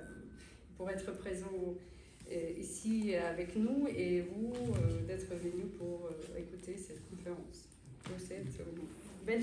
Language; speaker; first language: French; non-native, fluent; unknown